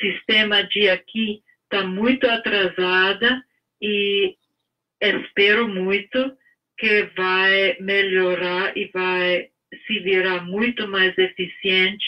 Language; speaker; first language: Portuguese; non-native, fluent; English